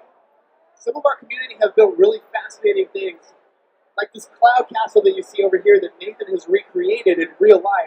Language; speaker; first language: English; native; English